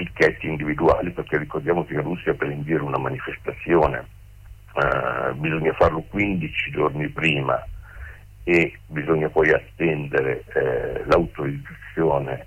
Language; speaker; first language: Italian; native; Italian